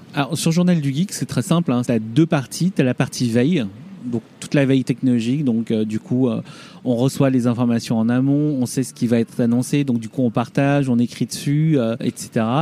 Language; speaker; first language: French; early bilingual, other home language; Vietnamese